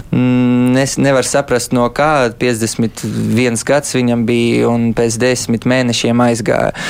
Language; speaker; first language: Latvian; early bilingual, heritage; Latvian